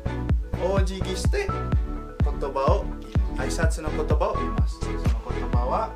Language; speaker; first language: Japanese; non-native, learner; Indonesian